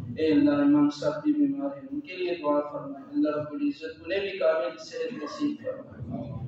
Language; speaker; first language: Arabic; non-native, fluent; Urdu